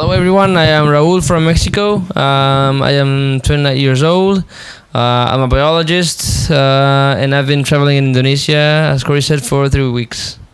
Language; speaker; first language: English; non-native, fluent; Spanish